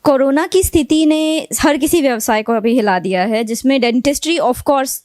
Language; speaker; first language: Hindi; non-native, local second language; Gujarati